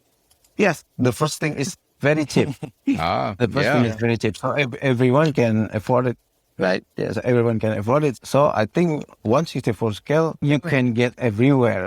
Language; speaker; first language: English; non-native, learner; Indonesian